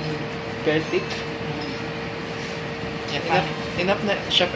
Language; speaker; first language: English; non-native, local second language; Filipino